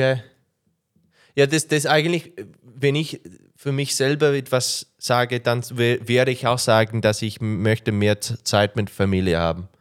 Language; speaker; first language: German; non-native, learner; English